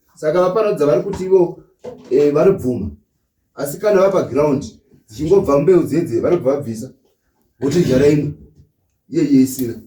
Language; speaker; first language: Shona; native; Shona